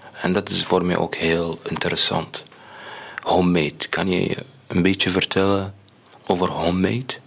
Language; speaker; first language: Dutch; non-native, learner; Arabic